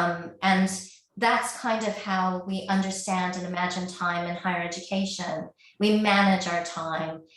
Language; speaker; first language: English; native; English